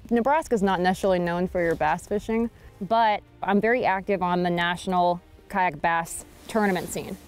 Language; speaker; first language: English; native; English